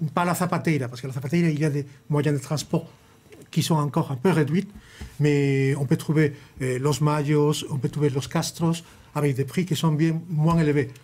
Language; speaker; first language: French; non-native, fluent; Spanish